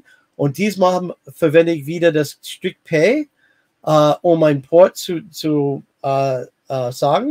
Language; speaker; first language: German; non-native, fluent; English